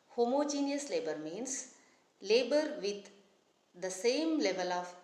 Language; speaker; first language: English; non-native, local second language; Kannada